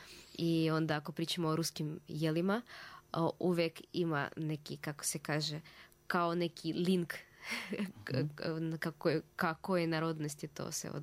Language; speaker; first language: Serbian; non-native, fluent; Russian